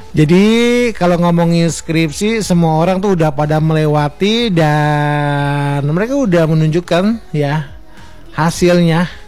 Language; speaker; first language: Indonesian; native; Indonesian